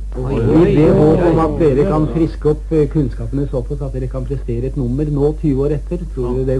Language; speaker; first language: Norwegian; native; Norwegian